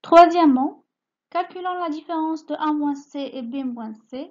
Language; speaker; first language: French; non-native, local second language; Arabic